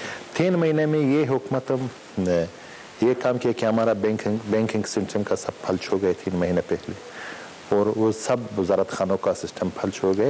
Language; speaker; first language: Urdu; non-native, learner; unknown